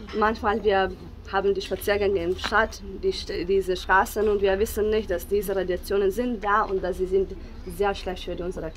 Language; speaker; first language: German; non-native, learner; Bosnian